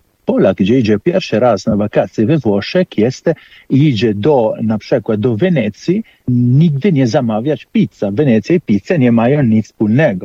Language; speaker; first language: Polish; non-native, fluent; Italian